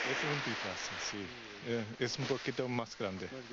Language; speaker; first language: Spanish; non-native, learner; German